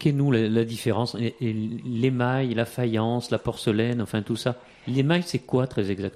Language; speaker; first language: French; native; French